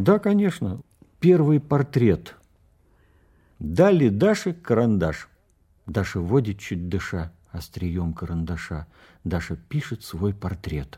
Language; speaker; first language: Russian; native; Russian